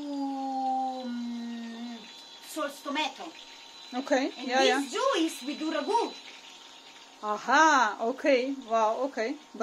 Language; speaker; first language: English; non-native, learner; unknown